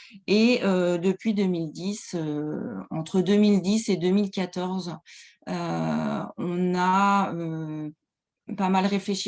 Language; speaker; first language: French; native; French